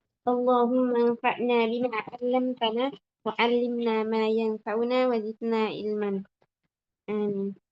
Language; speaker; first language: Arabic; non-native, fluent; Indonesian